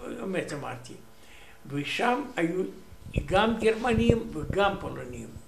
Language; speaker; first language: Hebrew; non-native, learner; Romanian